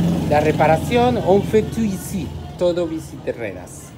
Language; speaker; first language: French; non-native, learner; Spanish